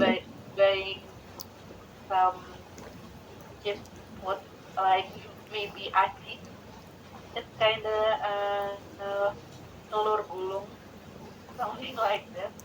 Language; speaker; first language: English; non-native, learner; Indonesian